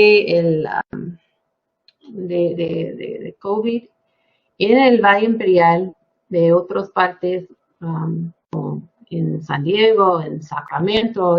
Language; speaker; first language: Spanish; non-native, fluent; English